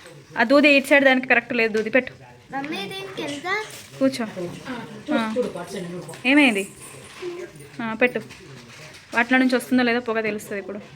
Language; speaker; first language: Telugu; native; Telugu